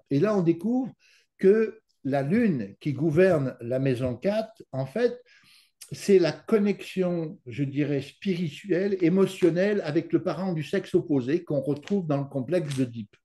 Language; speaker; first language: French; native; French